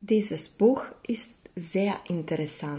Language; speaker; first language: German; non-native, fluent; Serbian